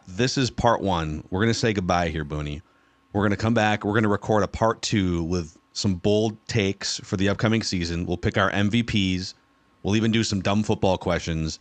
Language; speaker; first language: English; native; English